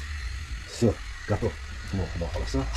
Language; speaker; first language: Russian; non-native, local second language; Uzbek